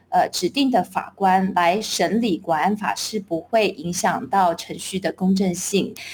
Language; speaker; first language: Chinese; native; Chinese